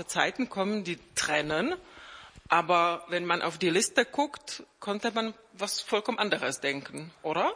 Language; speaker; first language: German; non-native, fluent; Czech